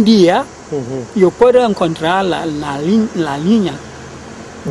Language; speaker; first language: Spanish; non-native, learner; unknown